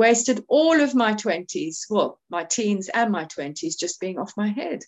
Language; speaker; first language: English; native; English